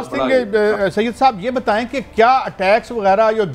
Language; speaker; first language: Urdu; native; Urdu